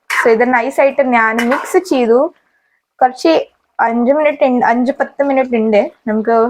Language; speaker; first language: Malayalam; non-native, learner; Hindi